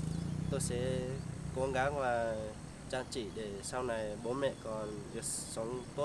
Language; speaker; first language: Vietnamese; non-native, local second language; Hmong